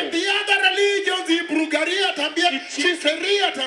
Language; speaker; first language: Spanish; non-native, learner; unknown